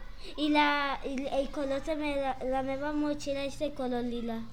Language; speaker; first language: Catalan; non-native, learner; Spanish